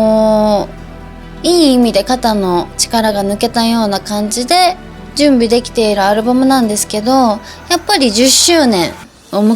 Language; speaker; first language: Japanese; native; Japanese